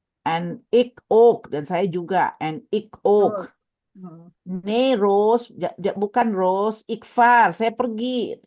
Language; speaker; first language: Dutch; non-native, learner; Indonesian